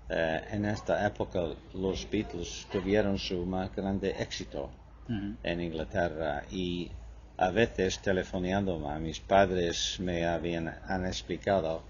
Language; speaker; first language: Spanish; non-native, fluent; English